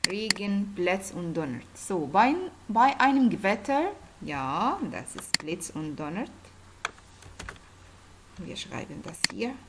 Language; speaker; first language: German; non-native, fluent; Arabic